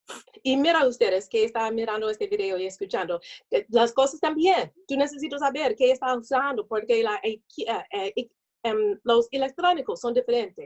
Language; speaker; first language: Spanish; non-native, learner; English